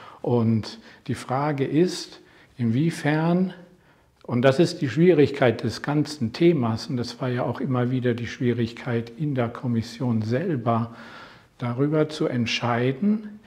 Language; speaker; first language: German; non-native, fluent; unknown